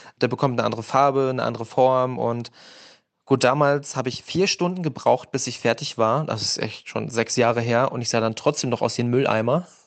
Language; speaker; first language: German; native; German